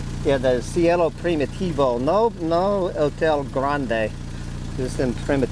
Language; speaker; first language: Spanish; non-native, learner; English